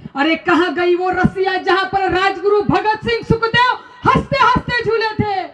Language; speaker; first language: Hindi; non-native, local second language; Marathi